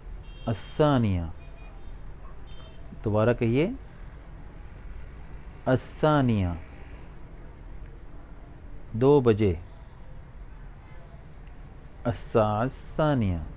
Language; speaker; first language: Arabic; non-native, fluent; Urdu